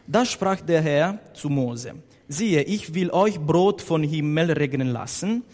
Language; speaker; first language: German; non-native, learner; Italian